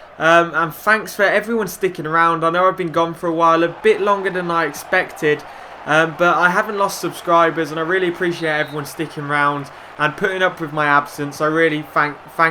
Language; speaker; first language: English; native; English